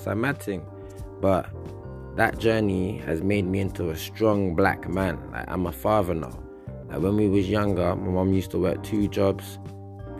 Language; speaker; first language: English; native; English